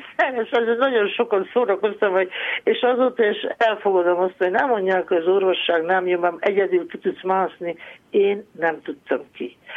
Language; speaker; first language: Hungarian; native; Hungarian